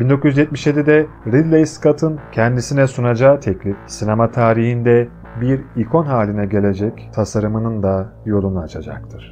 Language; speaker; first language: Turkish; native; Turkish